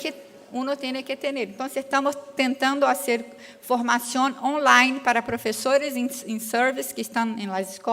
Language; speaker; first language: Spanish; non-native, learner; Portuguese